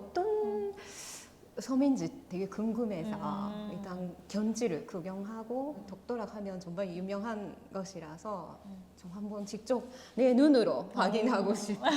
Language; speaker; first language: Korean; non-native, fluent; Japanese